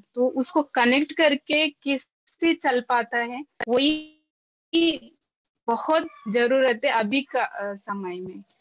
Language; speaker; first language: Hindi; non-native, local second language; Kannada